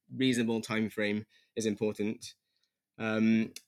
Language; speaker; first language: English; native; English